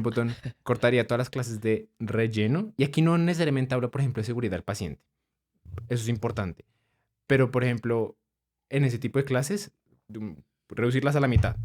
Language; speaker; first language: Spanish; native; Spanish